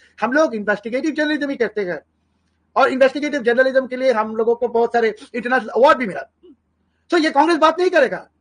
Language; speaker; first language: Hindi; non-native, fluent; Bangla